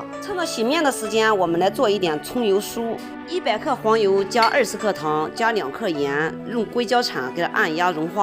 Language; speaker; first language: Chinese; native; Chinese